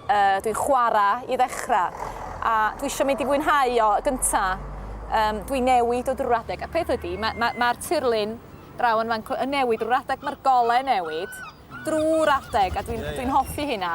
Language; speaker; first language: Welsh; native; Welsh